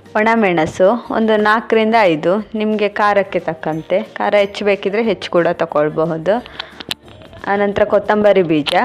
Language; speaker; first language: Kannada; non-native, local second language; Tulu